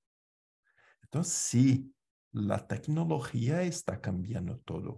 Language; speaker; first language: Spanish; non-native, fluent; Portuguese